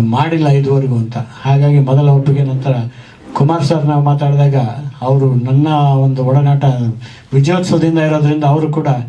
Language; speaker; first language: Kannada; native; Kannada